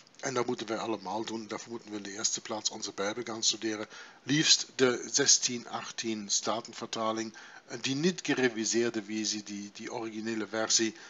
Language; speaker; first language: Dutch; non-native, fluent; German